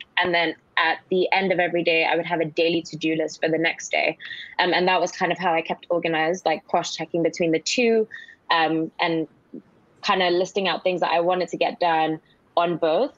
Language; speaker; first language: English; non-native, local second language; Yoruba